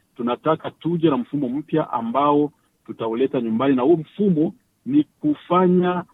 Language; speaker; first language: Swahili; native; Swahili